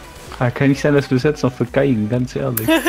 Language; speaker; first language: German; native; German